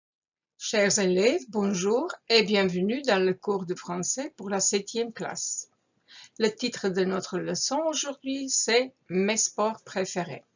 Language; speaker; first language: French; non-native, fluent; Croatian